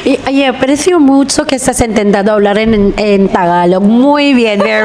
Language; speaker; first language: Spanish; non-native, fluent; Filipino